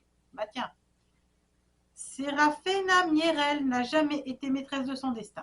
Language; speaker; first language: French; native; French